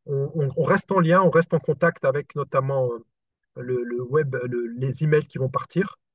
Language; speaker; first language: French; native; French